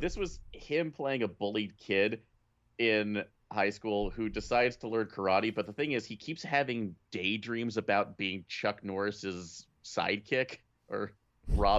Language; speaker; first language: English; native; English